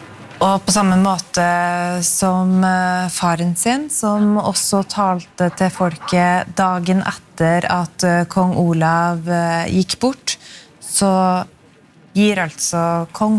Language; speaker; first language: Norwegian; native; Norwegian